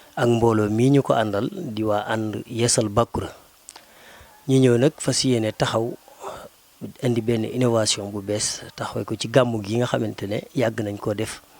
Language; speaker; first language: Wolof; native; Wolof